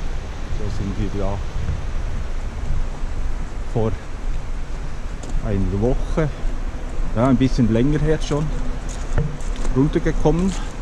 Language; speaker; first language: German; native; German